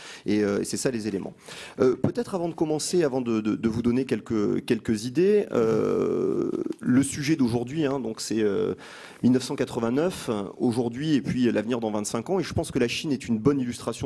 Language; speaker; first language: French; native; French